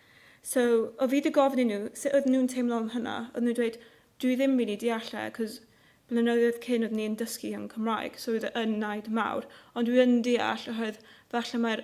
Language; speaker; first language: Welsh; non-native, local second language; English